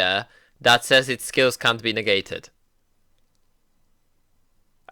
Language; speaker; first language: English; native; English